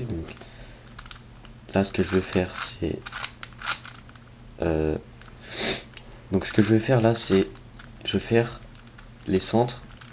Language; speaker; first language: French; native; French